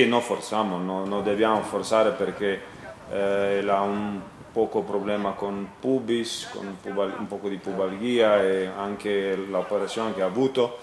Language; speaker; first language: Italian; non-native, learner; Croatian